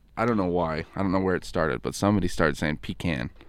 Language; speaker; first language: English; native; English